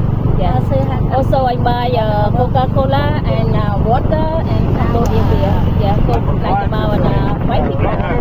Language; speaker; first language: English; non-native, learner; Khmer